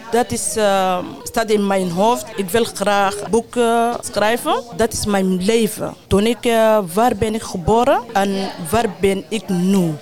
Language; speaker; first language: Dutch; non-native, learner; Arabic